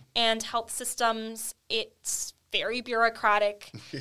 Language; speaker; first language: English; native; English